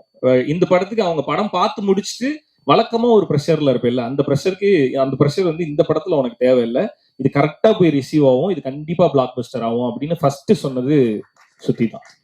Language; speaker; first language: Tamil; native; Tamil